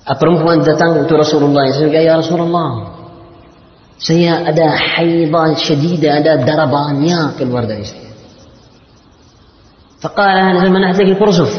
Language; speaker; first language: Indonesian; non-native, learner; Arabic